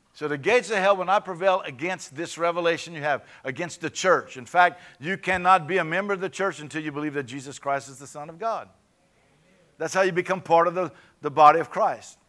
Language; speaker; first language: English; native; English